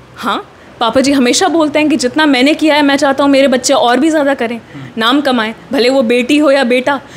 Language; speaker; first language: Hindi; native; Hindi